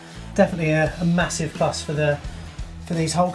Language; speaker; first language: English; native; English